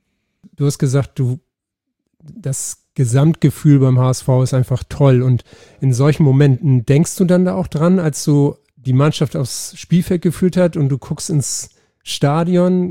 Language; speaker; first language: German; native; German